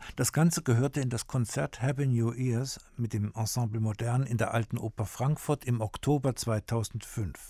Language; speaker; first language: German; native; German